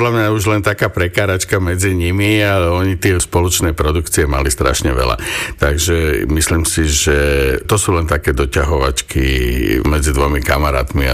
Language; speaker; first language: Slovak; native; Slovak